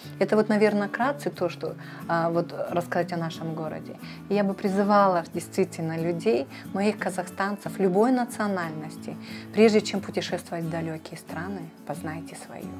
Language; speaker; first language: Russian; native; Russian